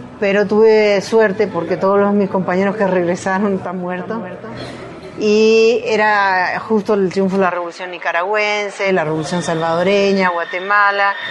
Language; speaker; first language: Spanish; native; Spanish